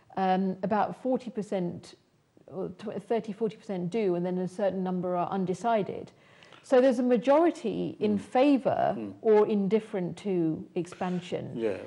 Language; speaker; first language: English; native; English